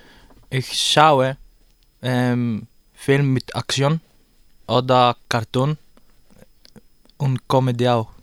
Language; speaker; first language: German; non-native, learner; Greek